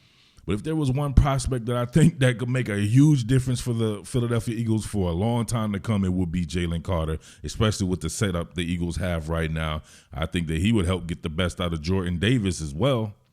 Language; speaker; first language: English; native; English